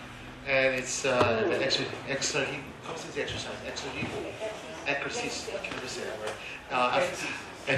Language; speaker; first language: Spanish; non-native, learner; English